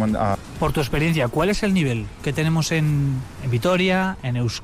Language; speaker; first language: Spanish; native; Spanish